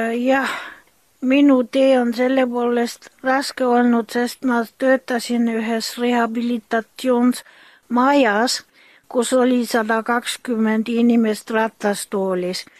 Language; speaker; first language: Estonian; early bilingual, heritage; German